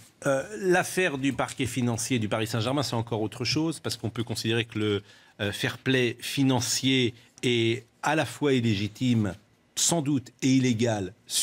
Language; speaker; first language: French; native; French